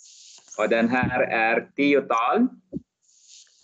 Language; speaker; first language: Swedish; non-native, fluent; Arabic